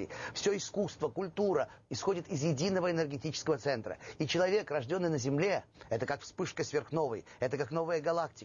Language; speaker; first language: Russian; native; Russian